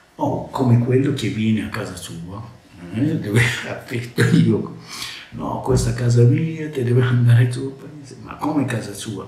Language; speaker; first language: Italian; non-native, learner; Arabic